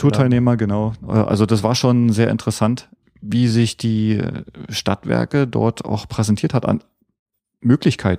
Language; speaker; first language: German; native; German